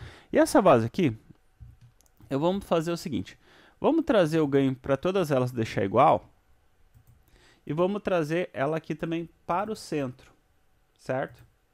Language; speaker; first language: Portuguese; native; Portuguese